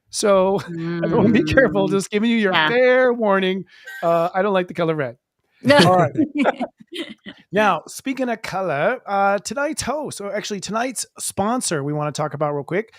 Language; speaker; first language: English; native; English